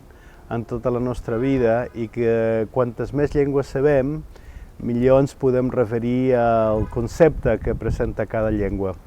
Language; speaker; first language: Catalan; non-native, fluent; Spanish